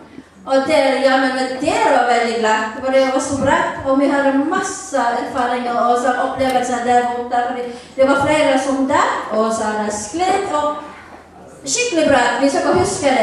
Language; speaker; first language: Norwegian; non-native, learner; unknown